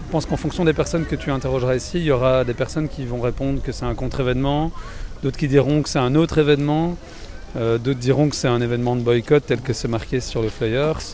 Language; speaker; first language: French; native; French